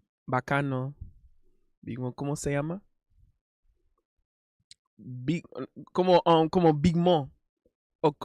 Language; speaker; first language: Spanish; non-native, learner; English